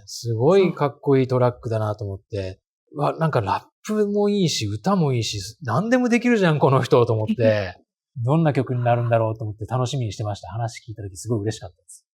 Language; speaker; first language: Japanese; native; Japanese